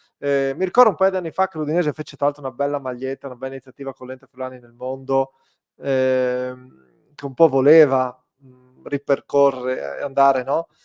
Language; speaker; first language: Italian; native; Italian